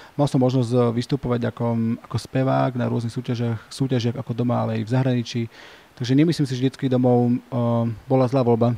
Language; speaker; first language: Slovak; native; Slovak